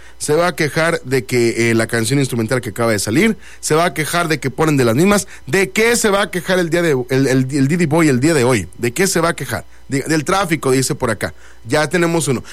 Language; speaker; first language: Spanish; native; Spanish